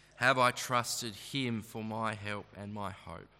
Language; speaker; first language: English; native; English